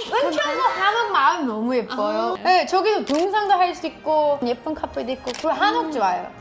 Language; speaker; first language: Korean; non-native, fluent; English